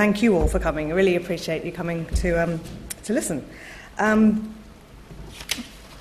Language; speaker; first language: English; native; English